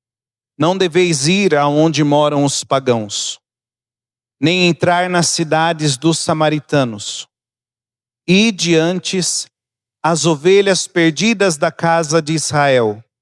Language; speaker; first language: Portuguese; native; Portuguese